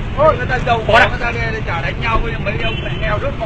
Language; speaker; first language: Vietnamese; native; Vietnamese